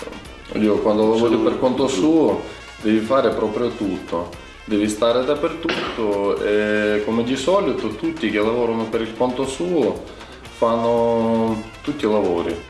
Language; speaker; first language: Italian; non-native, learner; Ukrainian